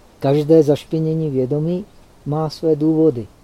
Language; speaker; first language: Czech; native; Czech